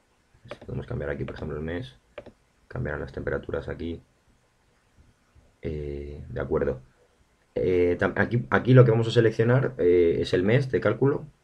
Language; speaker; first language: Spanish; native; Spanish